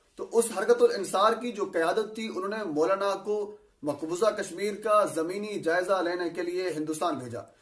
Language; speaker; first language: Urdu; non-native, local second language; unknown